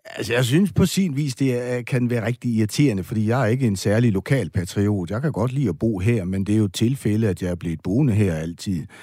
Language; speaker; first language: Danish; native; Danish